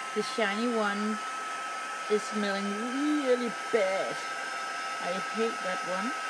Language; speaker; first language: English; non-native, learner; Danish